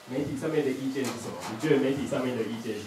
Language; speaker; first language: Chinese; native; Chinese